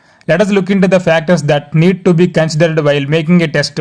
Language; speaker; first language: English; non-native, local second language; Telugu